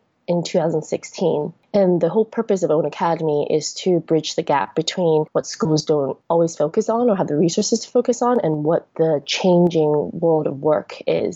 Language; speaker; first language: English; non-native, local second language; Cantonese